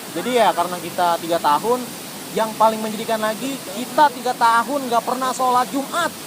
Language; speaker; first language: Indonesian; native; Indonesian